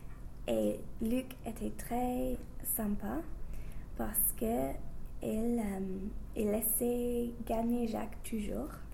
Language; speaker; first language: French; non-native, learner; English